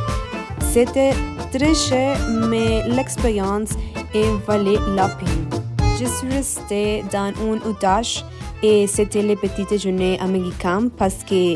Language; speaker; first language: French; non-native, learner; Spanish